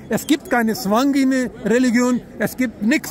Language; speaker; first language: German; non-native, learner; Urdu